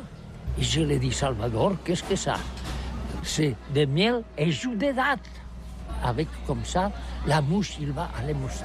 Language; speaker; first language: French; non-native, learner; Catalan